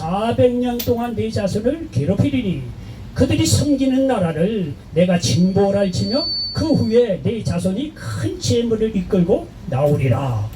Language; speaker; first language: Korean; native; Korean